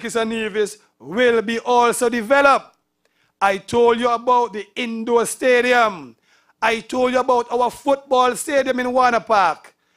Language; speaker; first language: English; native; English